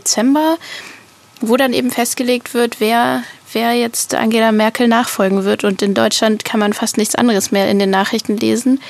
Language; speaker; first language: German; native; German